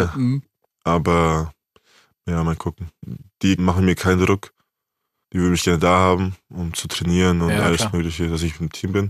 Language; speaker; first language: German; native; German